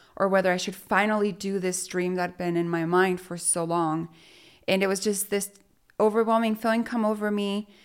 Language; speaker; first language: English; early bilingual, other home language; Spanish